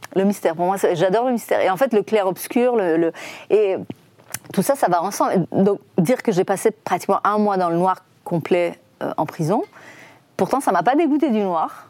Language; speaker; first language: French; non-native, fluent; Persian